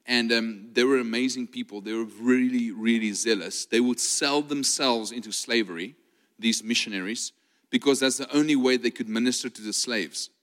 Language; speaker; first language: English; non-native, local second language; Afrikaans